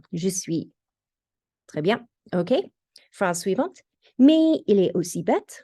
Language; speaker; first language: French; non-native, fluent; English